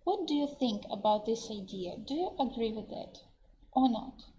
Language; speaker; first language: English; non-native, fluent; Russian